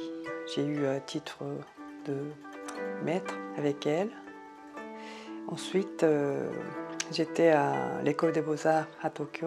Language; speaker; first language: French; non-native, fluent; Japanese